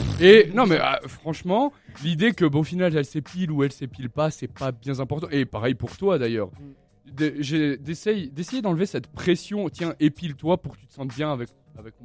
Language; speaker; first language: French; native; French